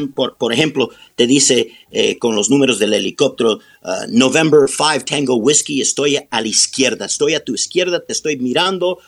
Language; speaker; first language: Spanish; early bilingual, heritage; Spanish